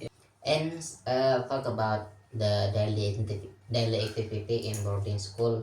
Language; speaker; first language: English; non-native, learner; Indonesian